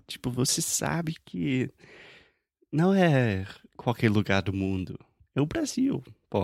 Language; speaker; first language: Portuguese; non-native, fluent; English